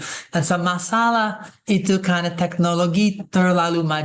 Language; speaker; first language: Indonesian; non-native, fluent; English